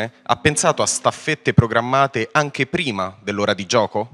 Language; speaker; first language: Italian; native; Italian